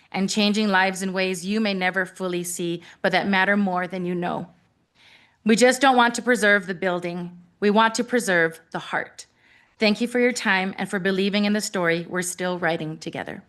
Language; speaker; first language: English; native; English